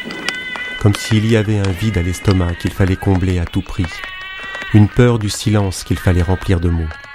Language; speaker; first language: French; native; French